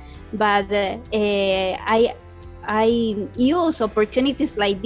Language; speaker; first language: English; non-native, learner; Spanish